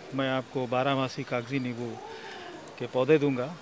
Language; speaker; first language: Hindi; native; Hindi